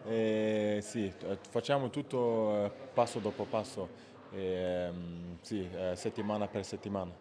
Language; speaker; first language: Italian; non-native, learner; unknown